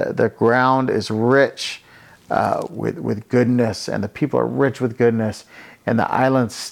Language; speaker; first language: English; native; English